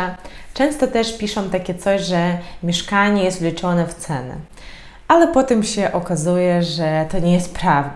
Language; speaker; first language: Polish; non-native, fluent; Ukrainian